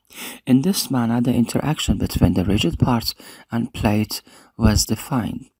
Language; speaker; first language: English; non-native, fluent; Persian